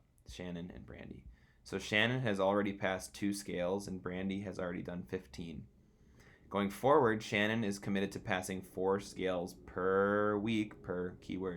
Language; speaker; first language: English; native; English